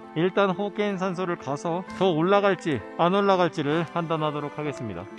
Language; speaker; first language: Korean; native; Korean